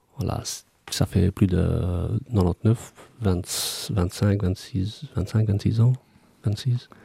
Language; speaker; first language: French; non-native, fluent; Albanian